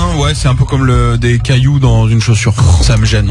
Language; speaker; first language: French; native; French